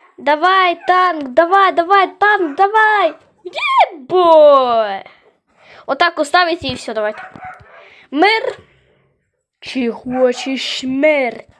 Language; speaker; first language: Ukrainian; non-native, local second language; Russian